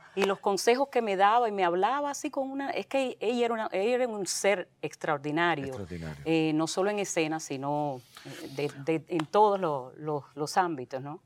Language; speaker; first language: Spanish; native; Spanish